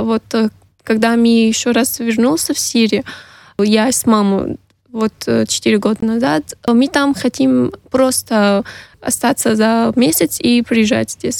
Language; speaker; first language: Russian; non-native, learner; Arabic